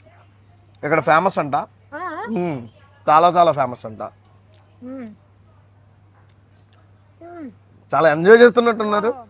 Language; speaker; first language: Telugu; native; Telugu